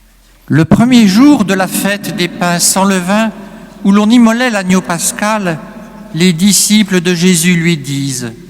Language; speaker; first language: French; native; French